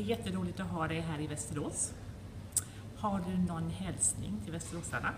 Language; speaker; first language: Swedish; native; Swedish